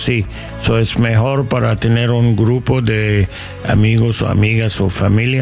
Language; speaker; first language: Spanish; non-native, learner; English